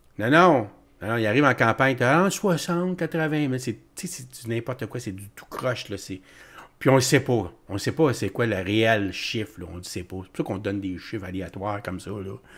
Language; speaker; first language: French; native; French